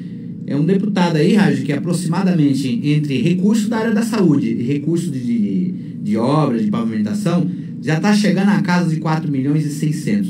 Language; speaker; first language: Portuguese; native; Portuguese